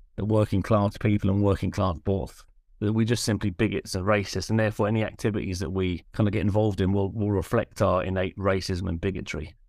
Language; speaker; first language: English; native; English